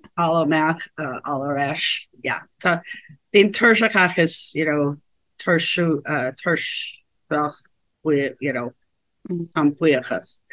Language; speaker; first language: Irish; non-native, learner; English